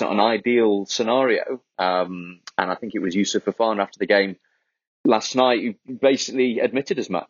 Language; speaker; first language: English; native; English